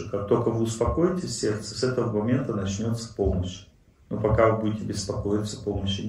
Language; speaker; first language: Russian; native; Russian